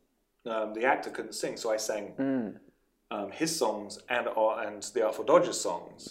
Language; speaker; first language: English; native; English